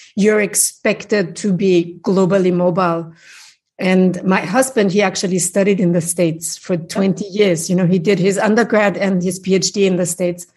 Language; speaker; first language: English; non-native, fluent; German